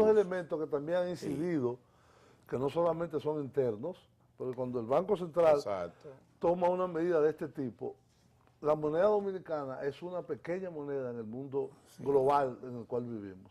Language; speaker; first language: Spanish; native; Spanish